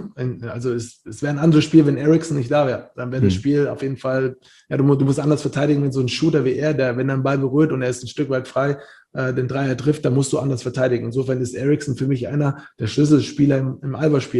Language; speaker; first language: German; native; German